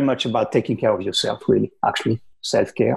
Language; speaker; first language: English; non-native, fluent; French